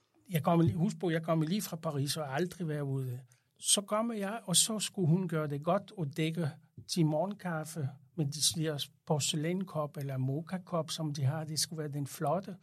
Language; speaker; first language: Danish; non-native, fluent; French